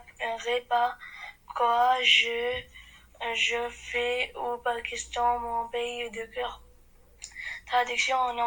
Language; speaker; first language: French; non-native, learner; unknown